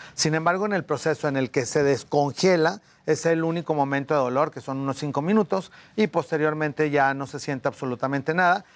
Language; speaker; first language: Spanish; native; Spanish